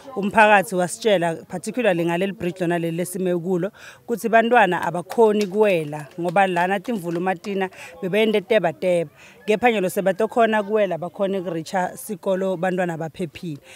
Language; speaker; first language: Zulu; non-native, local second language; Swati